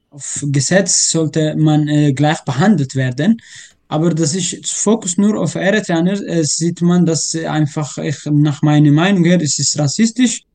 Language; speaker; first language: German; non-native, learner; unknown